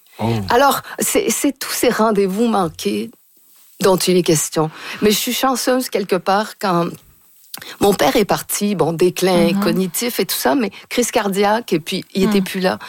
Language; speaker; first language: French; native; French